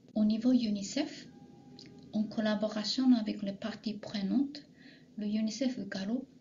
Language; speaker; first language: French; non-native, fluent; Japanese